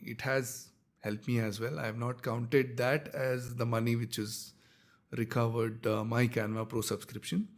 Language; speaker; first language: English; non-native, local second language; Kannada